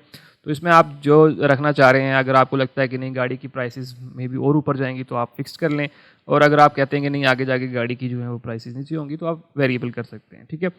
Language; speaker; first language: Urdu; non-native, local second language; Punjabi